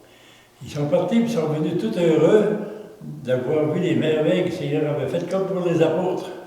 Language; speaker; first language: French; native; French